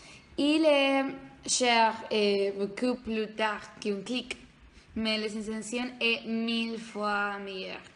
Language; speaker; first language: French; non-native, learner; Spanish